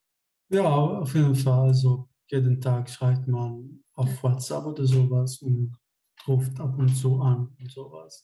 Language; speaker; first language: German; non-native, fluent; Arabic